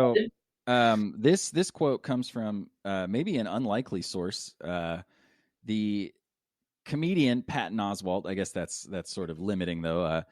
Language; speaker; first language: English; native; English